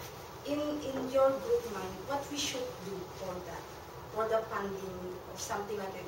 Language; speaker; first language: English; non-native, learner; Indonesian